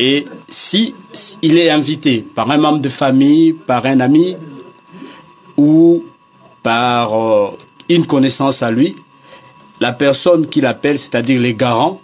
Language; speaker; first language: French; non-native, local second language; Lingala